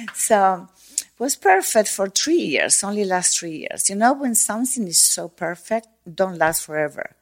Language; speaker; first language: English; non-native, learner; Spanish